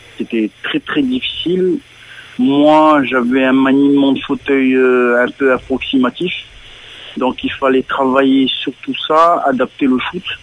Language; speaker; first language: French; native; French